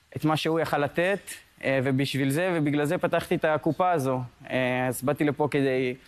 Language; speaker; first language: Hebrew; early bilingual, other home language; Spanish